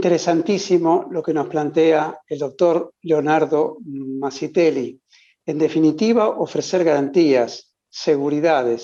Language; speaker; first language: Spanish; native; Spanish